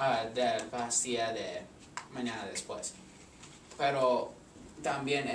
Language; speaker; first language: Spanish; non-native, learner; English